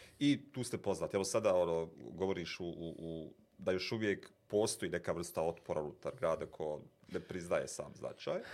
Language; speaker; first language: Serbian; native; Serbian